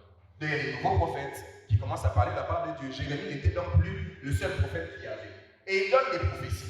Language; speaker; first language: French; non-native, local second language; Lingala